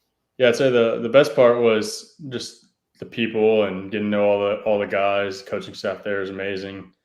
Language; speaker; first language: English; native; English